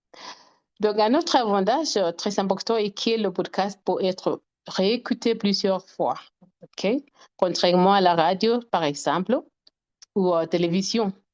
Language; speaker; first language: French; non-native, fluent; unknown